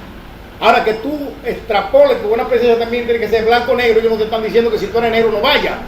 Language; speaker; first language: Spanish; native; Spanish